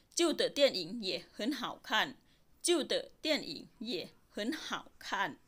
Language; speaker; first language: Chinese; non-native, fluent; Thai